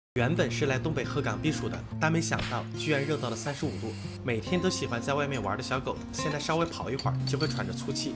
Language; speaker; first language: Chinese; native; Chinese